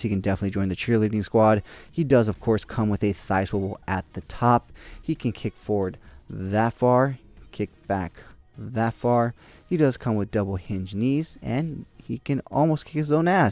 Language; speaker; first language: English; native; English